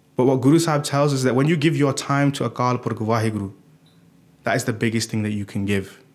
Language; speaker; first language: English; native; English